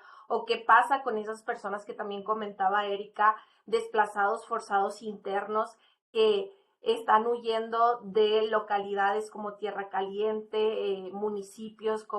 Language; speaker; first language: Spanish; native; Spanish